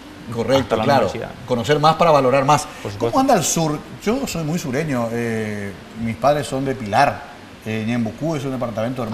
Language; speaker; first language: Spanish; native; Spanish